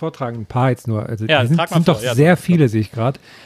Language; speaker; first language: German; native; German